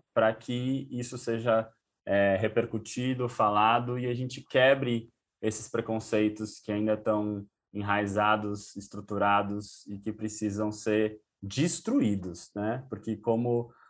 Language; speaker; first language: Portuguese; native; Portuguese